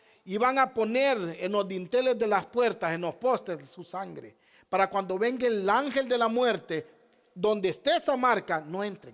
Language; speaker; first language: Spanish; native; Spanish